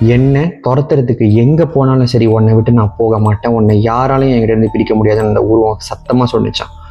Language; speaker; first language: Tamil; early bilingual, heritage; Tamil